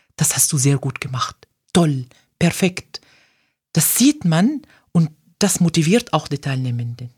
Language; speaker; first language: German; non-native, fluent; Arabic